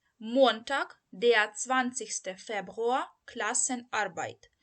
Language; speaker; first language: German; non-native, fluent; Ukrainian